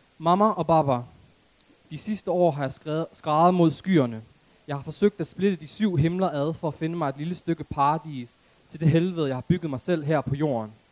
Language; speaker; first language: Danish; early bilingual, other home language; Arabic